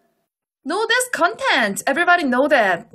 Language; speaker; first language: English; non-native, learner; Korean